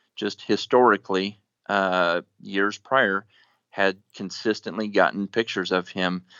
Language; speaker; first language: English; native; English